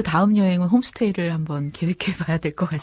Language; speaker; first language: Korean; native; Korean